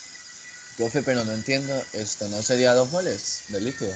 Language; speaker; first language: Spanish; native; Spanish